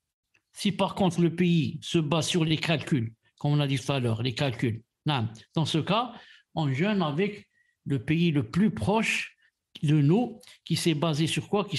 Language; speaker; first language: French; non-native, local second language; Arabic